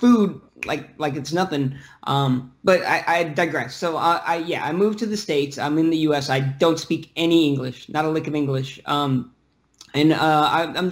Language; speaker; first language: English; early bilingual, other home language; Russian